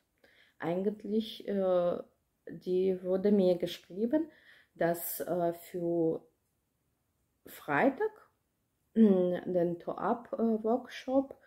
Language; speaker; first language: German; non-native, learner; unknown